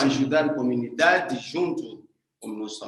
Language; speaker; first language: Portuguese; non-native, learner; Swahili